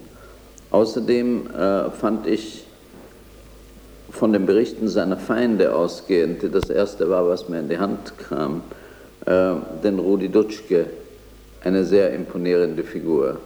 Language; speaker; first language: German; native; German